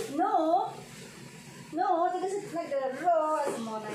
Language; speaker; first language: Chinese; non-native, learner; Indonesian